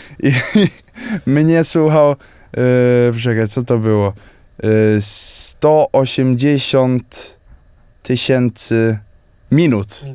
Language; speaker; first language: Polish; early bilingual, heritage; Polish